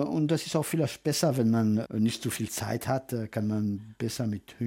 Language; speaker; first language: German; non-native, fluent; French